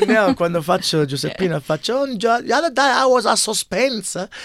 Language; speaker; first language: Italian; early bilingual, heritage; English